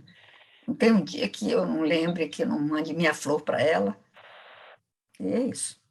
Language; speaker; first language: Portuguese; native; Portuguese